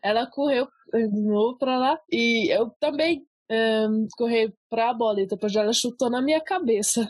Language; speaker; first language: Portuguese; early bilingual, heritage; Portuguese